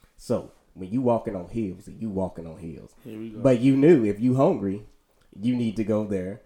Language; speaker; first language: English; native; English